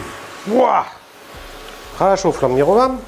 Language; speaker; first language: Russian; non-native, learner; French